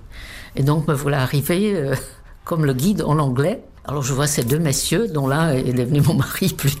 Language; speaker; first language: French; non-native, fluent; Czech